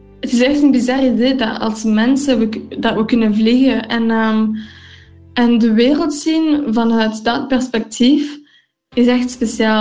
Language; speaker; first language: Dutch; non-native, local second language; English